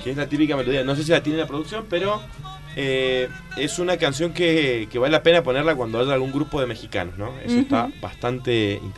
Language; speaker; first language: Spanish; native; Spanish